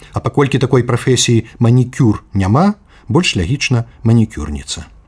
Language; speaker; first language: Belarusian; native; Belarusian